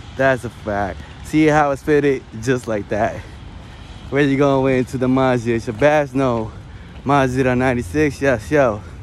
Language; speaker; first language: English; early bilingual, other home language; Spanish